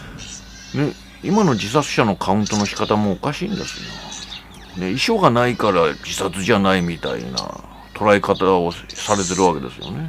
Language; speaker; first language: Japanese; native; Japanese